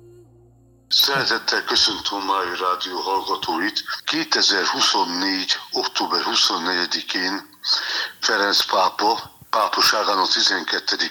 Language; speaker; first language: Hungarian; native; Hungarian